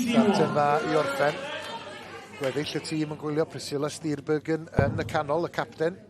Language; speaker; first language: Welsh; native; Welsh